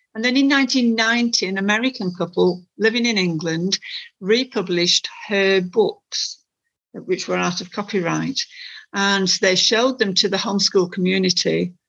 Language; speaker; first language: English; native; English